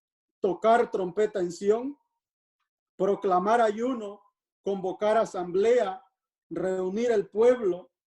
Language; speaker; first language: Spanish; native; Spanish